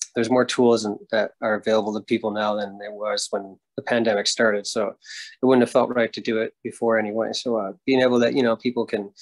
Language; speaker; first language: English; native; English